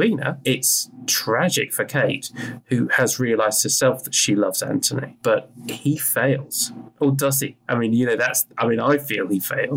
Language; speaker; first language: English; native; English